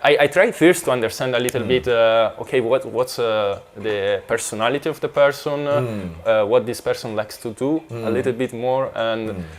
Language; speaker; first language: English; non-native, fluent; Italian